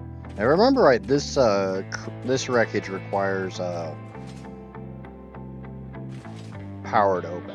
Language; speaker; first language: English; native; English